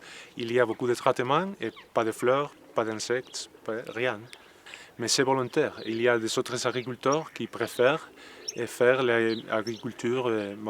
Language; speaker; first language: French; non-native, learner; Spanish